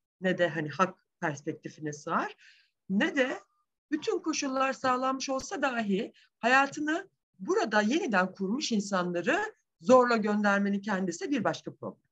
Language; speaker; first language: Turkish; native; Turkish